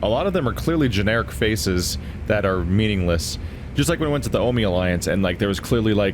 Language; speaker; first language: English; native; English